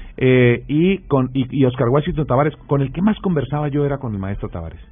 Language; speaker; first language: Spanish; native; Spanish